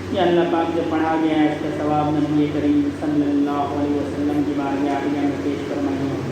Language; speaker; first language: Urdu; non-native, local second language; Punjabi